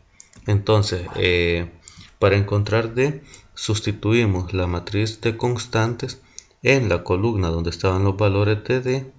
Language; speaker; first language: Spanish; native; Spanish